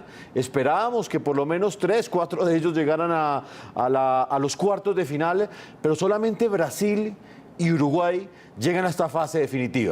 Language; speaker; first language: Spanish; native; Spanish